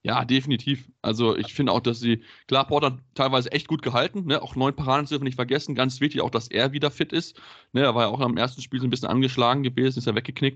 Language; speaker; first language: German; native; German